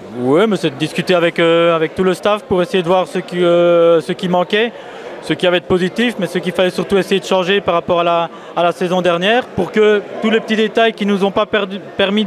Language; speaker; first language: French; native; French